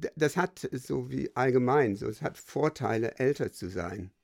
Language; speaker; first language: German; non-native, fluent; English